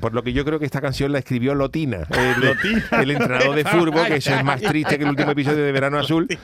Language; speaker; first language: Spanish; native; Spanish